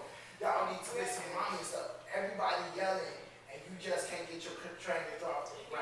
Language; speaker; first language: English; native; English